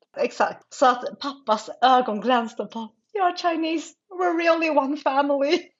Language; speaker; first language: Swedish; native; Swedish